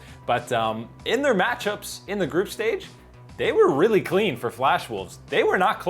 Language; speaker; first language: English; native; English